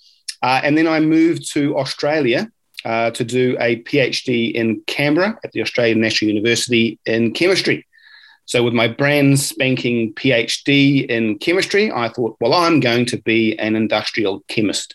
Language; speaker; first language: English; native; English